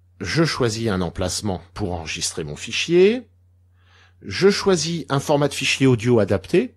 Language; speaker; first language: French; native; French